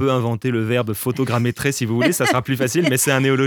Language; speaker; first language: French; native; French